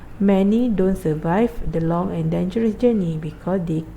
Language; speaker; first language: English; non-native, local second language; Malay